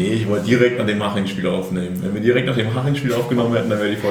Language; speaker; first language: German; native; German